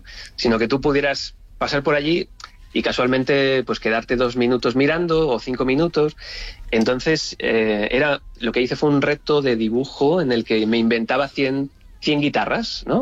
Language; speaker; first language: Spanish; native; Spanish